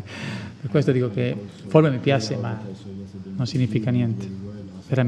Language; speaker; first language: Italian; non-native, fluent; Spanish